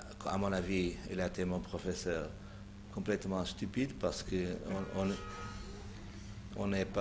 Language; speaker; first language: French; non-native, fluent; Portuguese